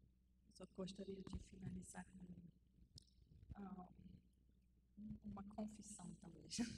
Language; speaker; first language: Portuguese; non-native, fluent; German